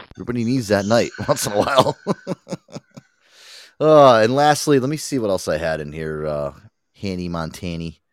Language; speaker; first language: English; native; English